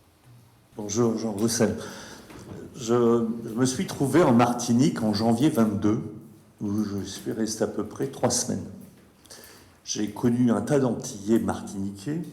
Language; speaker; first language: French; native; French